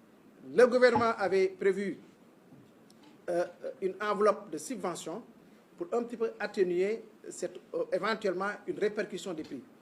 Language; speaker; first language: French; non-native, local second language; Wolof